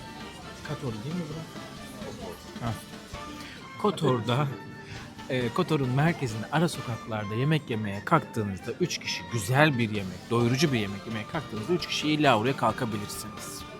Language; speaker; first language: Turkish; native; Turkish